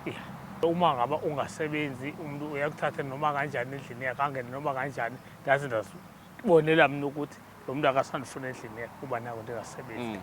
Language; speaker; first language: Zulu; non-native, local second language; Xhosa